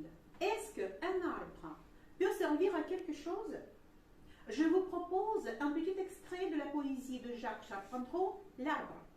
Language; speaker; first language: French; non-native, fluent; Russian